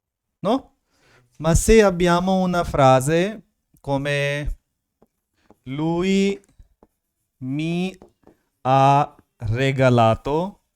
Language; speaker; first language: Italian; non-native, fluent; Hindi